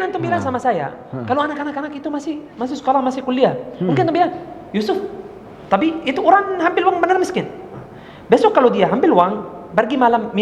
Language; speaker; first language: Indonesian; non-native, learner; Arabic